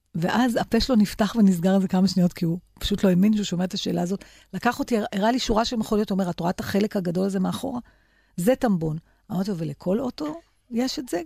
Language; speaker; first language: Hebrew; native; Hebrew